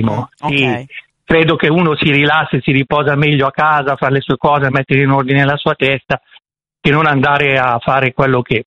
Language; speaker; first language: Italian; native; Italian